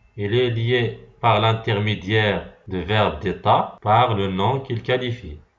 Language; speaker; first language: French; non-native, local second language; Arabic